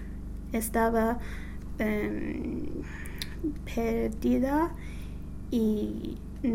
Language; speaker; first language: Spanish; non-native, learner; English